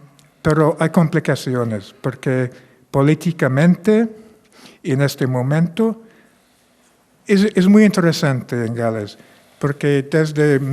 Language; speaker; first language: Spanish; non-native, fluent; English